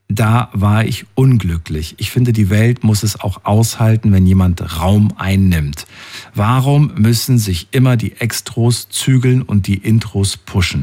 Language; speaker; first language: German; native; German